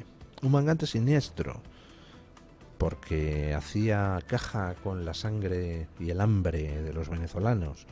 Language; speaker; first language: Spanish; native; Spanish